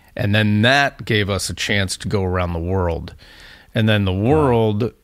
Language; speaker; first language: English; native; English